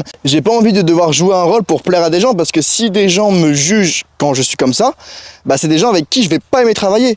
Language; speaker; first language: French; native; French